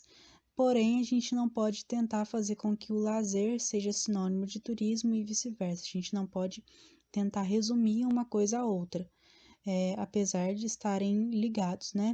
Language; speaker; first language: Portuguese; native; Portuguese